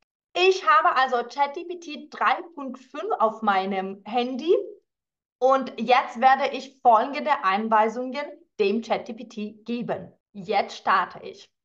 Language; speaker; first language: German; non-native, fluent; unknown